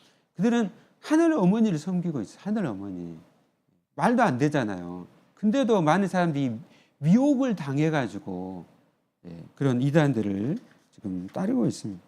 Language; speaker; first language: Korean; native; Korean